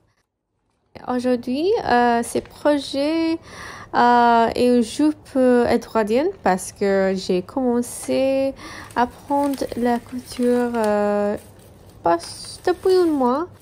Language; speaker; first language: French; non-native, learner; English